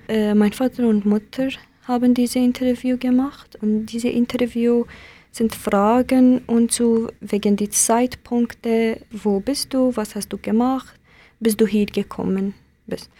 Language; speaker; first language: German; non-native, learner; Kurdish